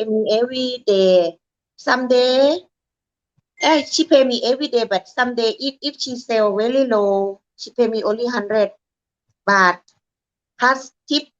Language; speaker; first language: English; non-native, learner; Thai